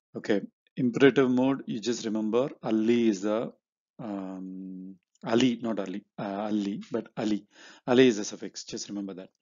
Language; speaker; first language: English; non-native, local second language; Hindi